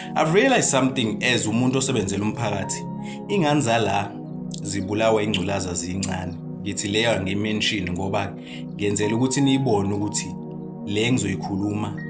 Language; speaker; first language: Zulu; native; Zulu